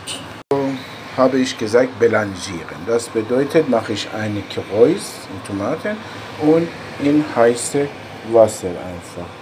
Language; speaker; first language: German; non-native, fluent; Persian